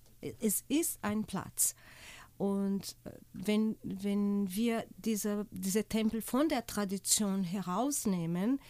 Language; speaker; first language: German; non-native, fluent; Portuguese